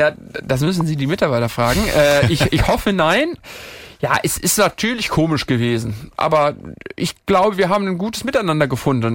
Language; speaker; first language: German; native; German